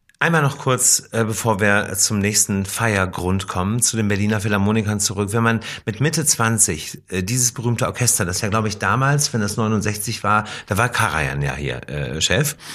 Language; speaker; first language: German; native; German